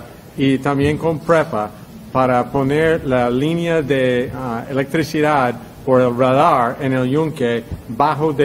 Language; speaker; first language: Spanish; non-native, fluent; English